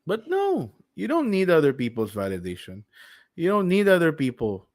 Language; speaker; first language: English; non-native, local second language; Filipino